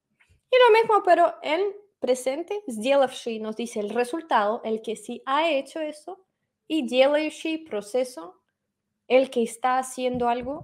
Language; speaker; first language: Spanish; non-native, fluent; Russian